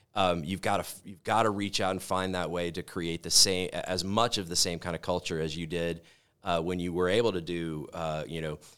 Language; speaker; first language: English; native; English